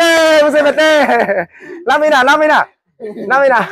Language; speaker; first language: Portuguese; non-native, learner; Vietnamese